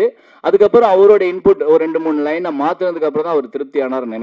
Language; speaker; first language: Tamil; native; Tamil